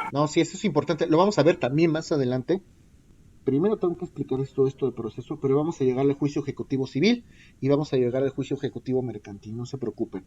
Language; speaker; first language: Spanish; native; Spanish